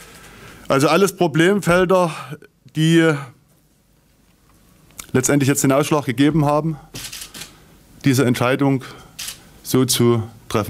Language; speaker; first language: German; native; German